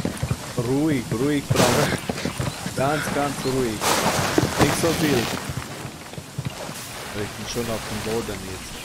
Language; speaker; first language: German; non-native, fluent; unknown